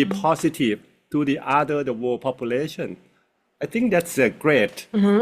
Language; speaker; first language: English; non-native, fluent; Thai